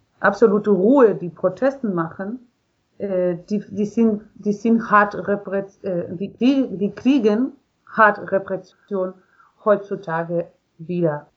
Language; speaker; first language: German; non-native, learner; Spanish